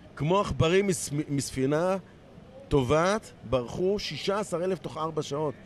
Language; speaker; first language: Hebrew; native; Hebrew